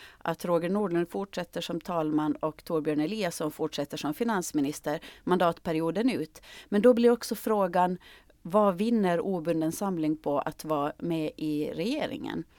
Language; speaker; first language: Swedish; native; Swedish